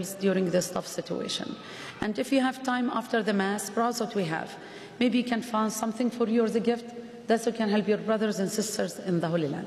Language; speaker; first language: English; non-native, fluent; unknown